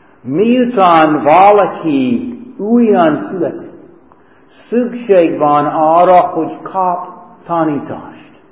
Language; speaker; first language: Hungarian; non-native, fluent; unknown